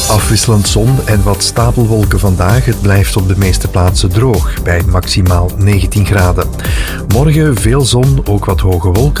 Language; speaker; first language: Dutch; native; Dutch